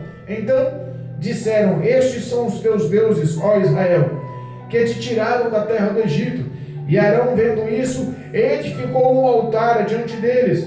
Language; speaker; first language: Portuguese; native; Portuguese